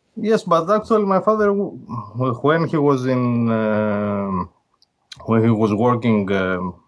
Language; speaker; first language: English; non-native, fluent; Greek